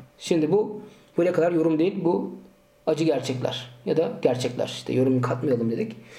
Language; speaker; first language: Turkish; early bilingual, heritage; Turkish